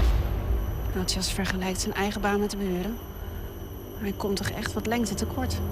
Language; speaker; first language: Dutch; native; Dutch